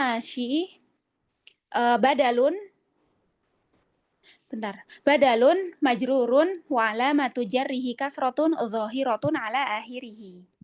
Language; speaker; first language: Arabic; non-native, learner; Indonesian